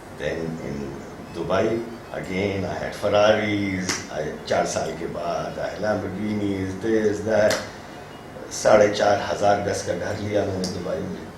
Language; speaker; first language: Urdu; native; Urdu